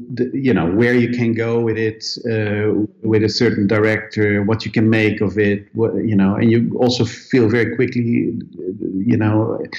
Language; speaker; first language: English; non-native, fluent; Dutch